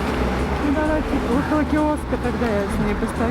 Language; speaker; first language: Russian; native; Russian